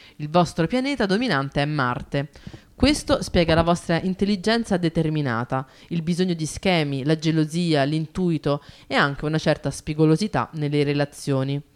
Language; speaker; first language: Italian; native; Italian